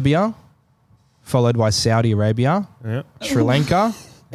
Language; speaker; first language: English; native; English